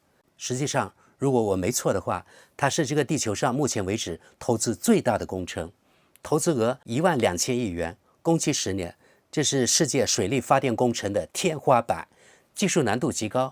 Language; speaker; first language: Chinese; native; Chinese